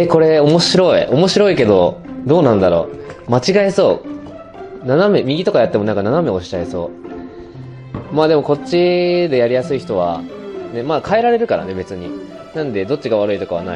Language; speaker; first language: Japanese; native; Japanese